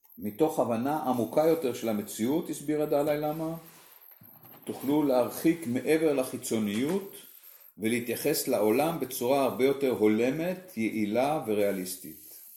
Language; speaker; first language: Hebrew; native; Hebrew